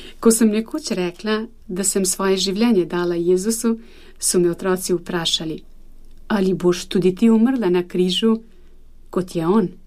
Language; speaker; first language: Slovenian; non-native, fluent; Albanian